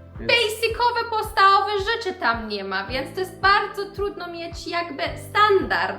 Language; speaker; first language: Polish; non-native, learner; Persian